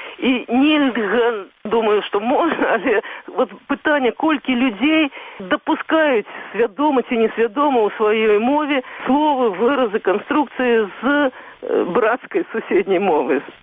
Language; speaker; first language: Belarusian; non-native, local second language; Russian